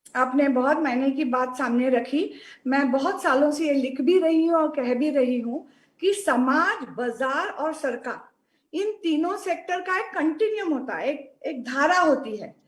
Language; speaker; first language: Hindi; non-native, local second language; Marathi